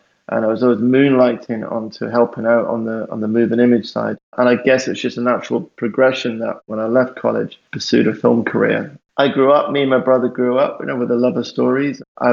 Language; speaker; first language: English; native; English